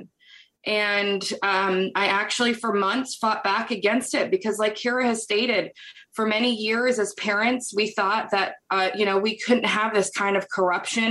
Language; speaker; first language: English; native; English